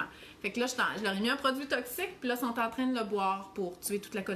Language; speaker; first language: French; native; French